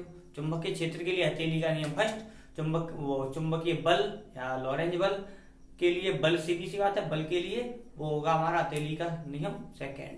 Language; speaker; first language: Hindi; native; Hindi